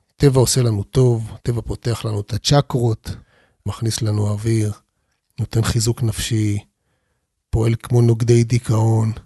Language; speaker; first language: Hebrew; native; Hebrew